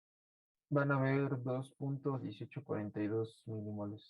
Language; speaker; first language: Spanish; native; Spanish